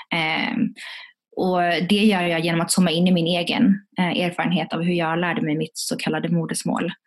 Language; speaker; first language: Swedish; early bilingual, other home language; Tigrinya